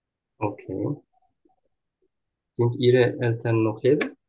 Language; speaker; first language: German; non-native, learner; Turkish